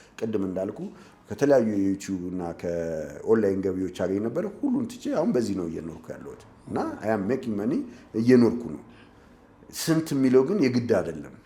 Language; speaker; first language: Amharic; native; Amharic